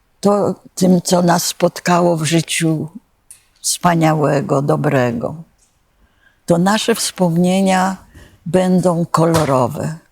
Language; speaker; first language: Polish; native; Polish